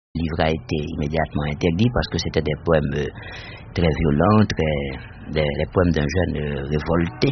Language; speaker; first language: French; non-native, local second language; Haitian Creole